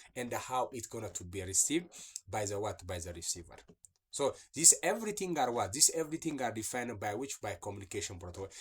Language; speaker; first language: English; non-native, local second language; Amharic